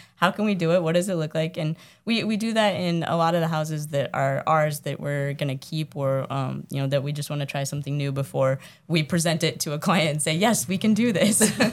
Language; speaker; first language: English; native; English